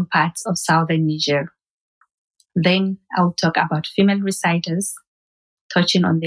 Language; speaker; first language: English; non-native, local second language; Hausa